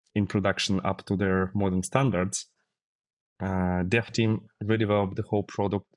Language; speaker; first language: English; non-native, fluent; Russian